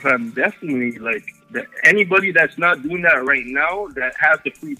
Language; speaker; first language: English; native; English